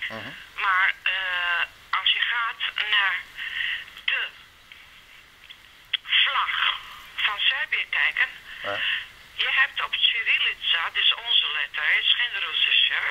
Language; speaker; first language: Dutch; non-native, learner; Serbian